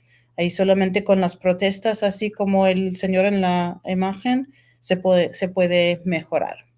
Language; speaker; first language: Spanish; non-native, fluent; English